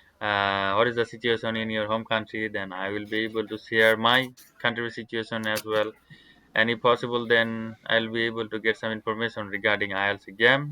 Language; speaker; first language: English; non-native, learner; Bangla